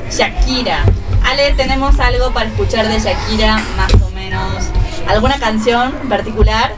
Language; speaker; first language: Spanish; native; Spanish